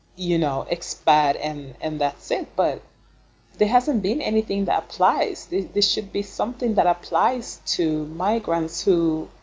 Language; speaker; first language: English; non-native, fluent; Swedish